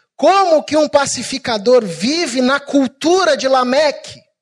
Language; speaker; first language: Portuguese; native; Portuguese